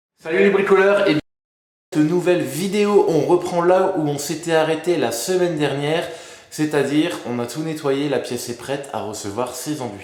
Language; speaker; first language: French; native; French